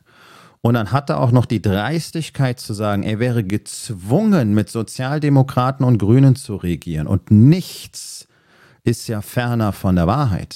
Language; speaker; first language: German; native; German